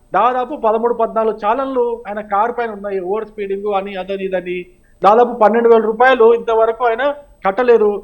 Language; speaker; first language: Telugu; native; Telugu